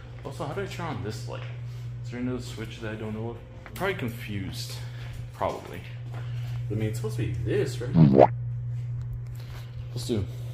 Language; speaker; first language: English; early bilingual, other home language; Spanish